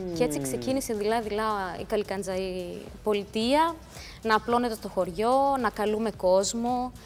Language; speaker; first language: Greek; native; Greek